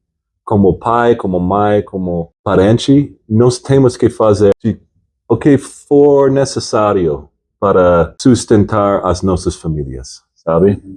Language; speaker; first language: Portuguese; non-native, fluent; English